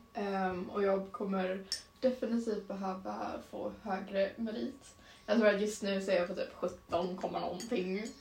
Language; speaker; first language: Swedish; native; Swedish